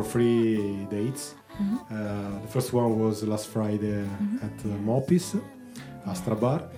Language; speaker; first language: English; non-native, learner; Italian